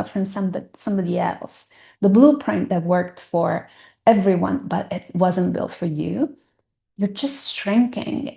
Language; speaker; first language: English; non-native, fluent; Italian